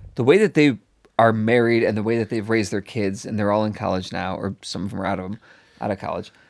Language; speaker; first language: English; native; English